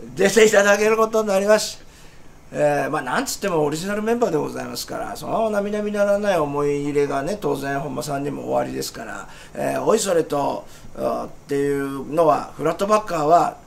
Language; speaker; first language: Japanese; native; Japanese